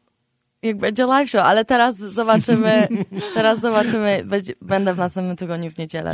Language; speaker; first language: Polish; early bilingual, heritage; Polish